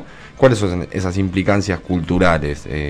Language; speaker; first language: Spanish; native; Spanish